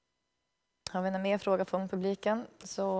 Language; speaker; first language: Swedish; native; Swedish